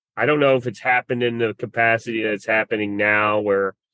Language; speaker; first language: English; native; English